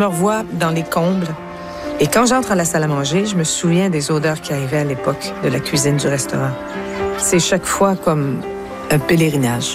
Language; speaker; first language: French; native; French